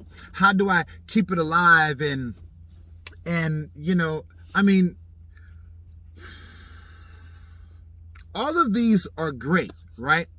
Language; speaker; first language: English; native; English